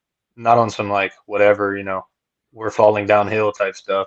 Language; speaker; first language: English; native; English